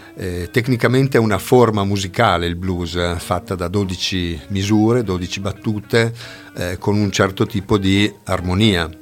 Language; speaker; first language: Italian; native; Italian